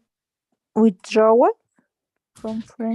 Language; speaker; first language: English; non-native, learner; Spanish